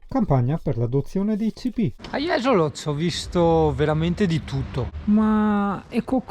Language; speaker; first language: Italian; native; Italian